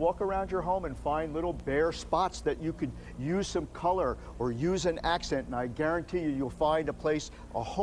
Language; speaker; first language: English; native; English